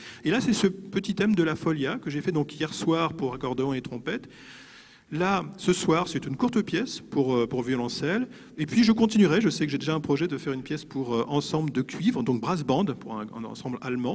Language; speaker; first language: French; native; French